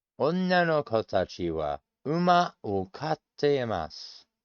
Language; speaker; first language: Japanese; non-native, learner; English